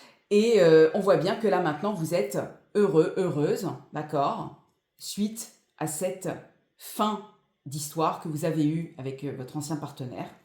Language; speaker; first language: French; native; French